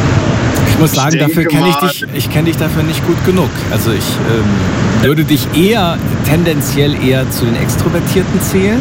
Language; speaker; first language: German; native; German